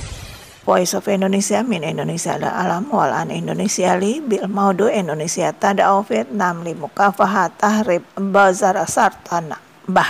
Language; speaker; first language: Arabic; non-native, learner; Indonesian